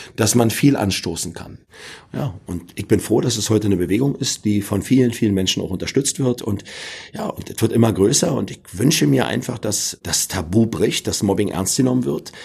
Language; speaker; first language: German; native; German